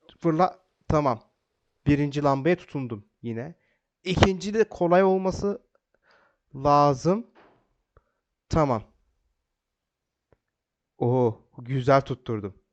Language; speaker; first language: Turkish; native; Turkish